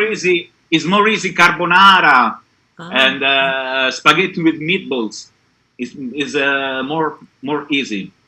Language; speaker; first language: English; non-native, learner; Italian